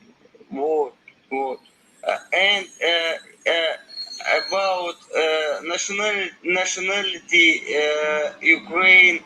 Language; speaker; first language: English; non-native, learner; Russian